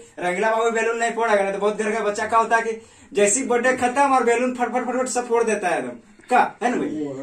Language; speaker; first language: Hindi; native; Hindi